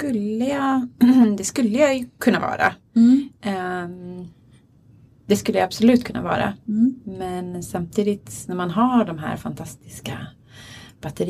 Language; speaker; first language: Swedish; native; Swedish